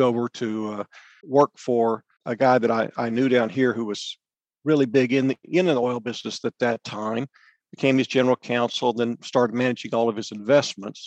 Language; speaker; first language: English; native; English